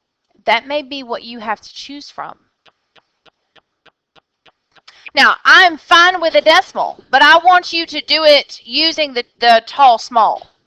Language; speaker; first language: English; native; English